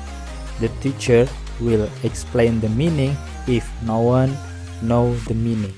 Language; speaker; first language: English; non-native, learner; Indonesian